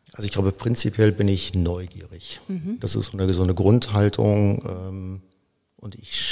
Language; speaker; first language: German; native; German